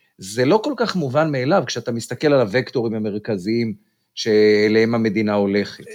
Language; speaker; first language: Hebrew; native; Hebrew